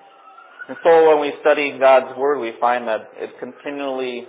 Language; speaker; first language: English; native; English